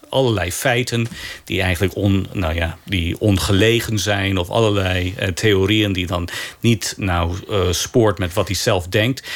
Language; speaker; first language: Dutch; non-native, fluent; English